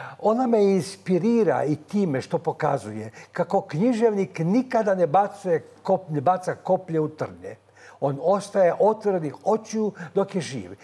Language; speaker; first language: Croatian; native; Croatian